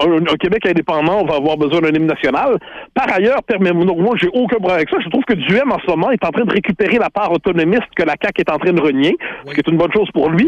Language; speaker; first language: French; native; French